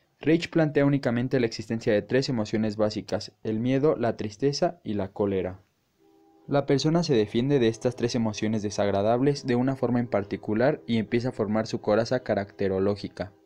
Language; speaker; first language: Spanish; native; Spanish